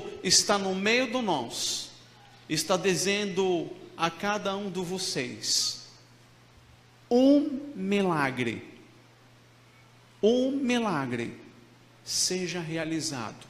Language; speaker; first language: Portuguese; non-native, fluent; Arabic